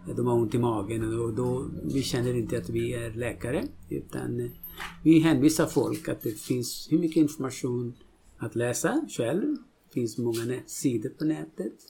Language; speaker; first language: Swedish; non-native, fluent; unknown